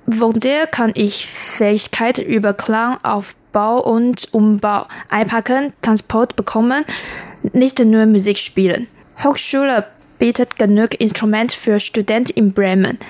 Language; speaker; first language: German; non-native, learner; Chinese